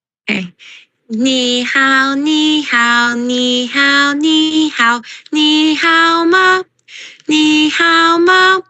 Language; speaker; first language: Chinese; non-native, learner; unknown